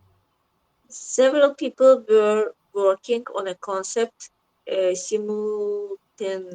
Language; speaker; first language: English; non-native, learner; Azerbaijani